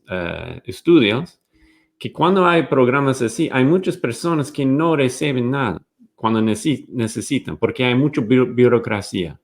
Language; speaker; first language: Spanish; non-native, fluent; English